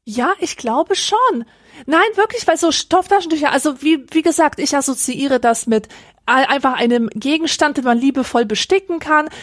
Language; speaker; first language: German; early bilingual, other home language; Polish